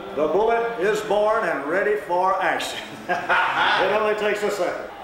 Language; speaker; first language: English; native; English